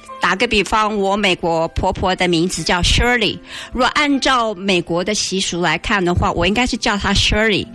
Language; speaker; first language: Chinese; native; Chinese